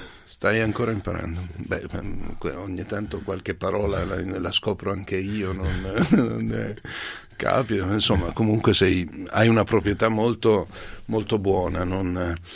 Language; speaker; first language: Italian; native; Italian